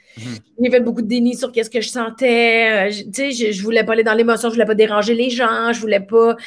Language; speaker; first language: French; native; French